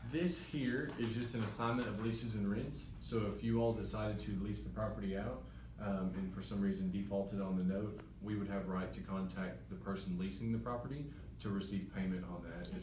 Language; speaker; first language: English; native; English